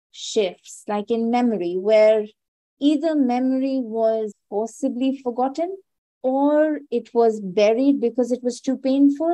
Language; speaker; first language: English; non-native, local second language; Hindi